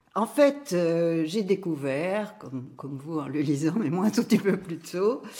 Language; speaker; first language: French; native; French